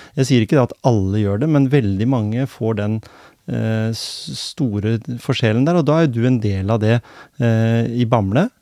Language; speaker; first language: Norwegian; native; Norwegian